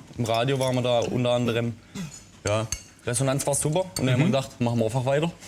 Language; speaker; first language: German; native; German